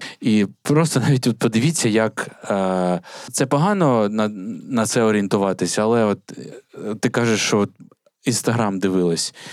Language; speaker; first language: Ukrainian; native; Ukrainian